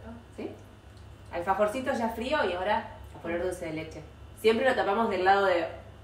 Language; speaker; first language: Spanish; native; Spanish